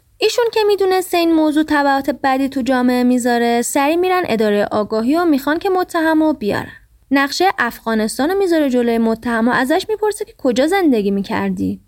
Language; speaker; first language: Persian; native; Persian